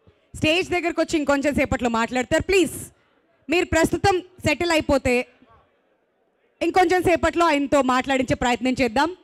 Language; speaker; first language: Telugu; native; Telugu